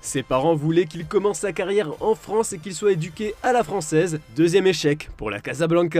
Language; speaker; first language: French; native; French